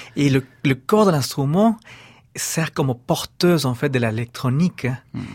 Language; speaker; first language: French; non-native, fluent; Spanish